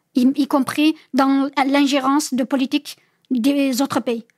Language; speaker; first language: French; non-native, fluent; Chinese